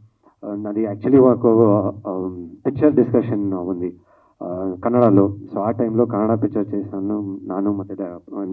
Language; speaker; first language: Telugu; non-native, learner; Kannada